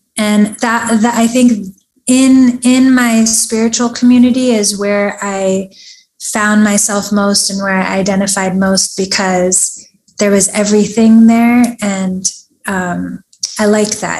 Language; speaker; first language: English; early bilingual, other home language; Persian